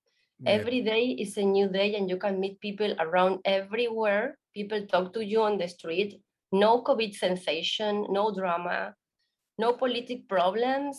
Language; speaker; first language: English; non-native, learner; Spanish